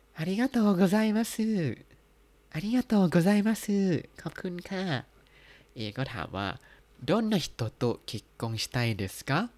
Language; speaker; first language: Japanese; non-native, fluent; Thai